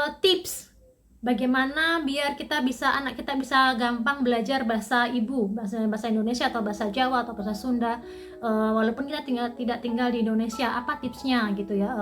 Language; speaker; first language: Indonesian; native; Indonesian